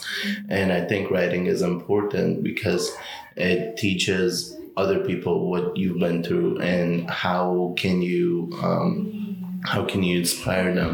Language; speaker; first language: English; non-native, fluent; Persian